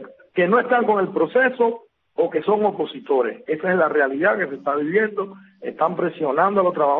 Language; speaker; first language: Spanish; native; Spanish